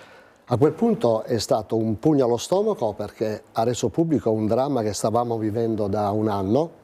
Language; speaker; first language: Italian; native; Italian